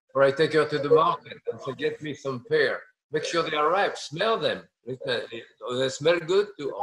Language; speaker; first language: English; non-native, fluent; French